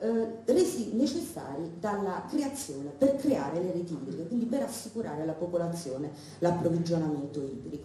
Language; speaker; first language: Italian; native; Italian